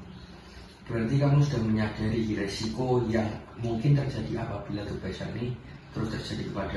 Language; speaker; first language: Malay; non-native, fluent; Indonesian